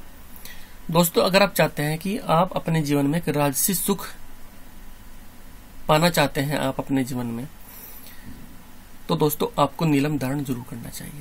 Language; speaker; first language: Hindi; native; Hindi